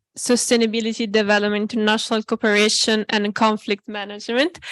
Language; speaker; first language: English; non-native, fluent; Italian